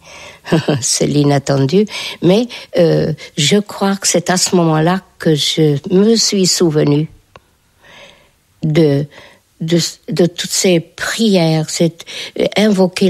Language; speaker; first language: French; non-native, fluent; Hungarian